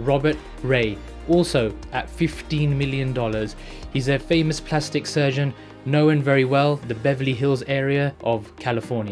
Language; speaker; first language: English; native; English